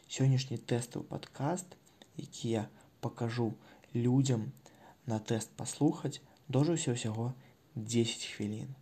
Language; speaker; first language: Belarusian; non-native, local second language; Russian